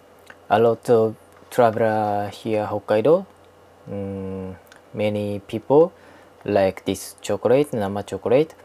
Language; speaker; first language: English; non-native, learner; Japanese